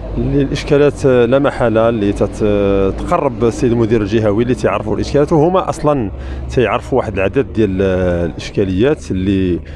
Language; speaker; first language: Arabic; native; Arabic